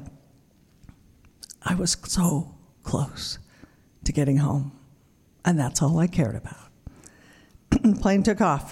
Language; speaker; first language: English; native; English